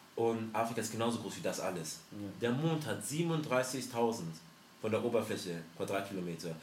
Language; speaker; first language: German; early bilingual, other home language; French